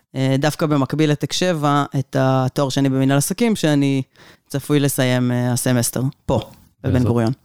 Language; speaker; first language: Hebrew; native; Hebrew